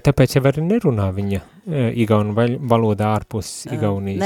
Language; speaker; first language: Latvian; native; Latvian